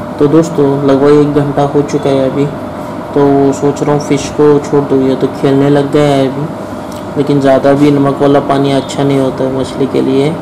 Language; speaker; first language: Hindi; non-native, local second language; Marathi